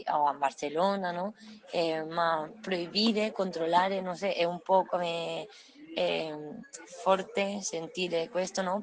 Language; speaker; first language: Italian; non-native, learner; Spanish